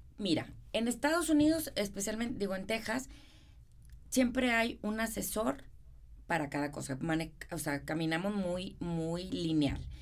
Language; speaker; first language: Spanish; native; Spanish